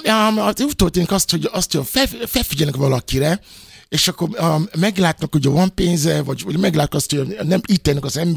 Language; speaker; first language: Hungarian; non-native, fluent; Yoruba